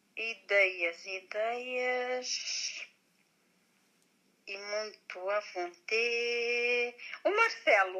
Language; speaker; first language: Portuguese; native; Portuguese